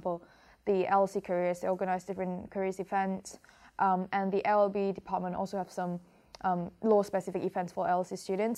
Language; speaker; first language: English; non-native, local second language; Cantonese